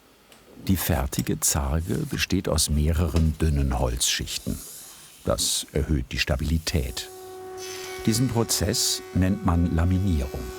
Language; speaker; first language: German; native; German